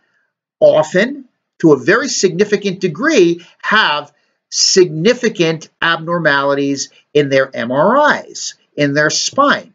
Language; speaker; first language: English; native; English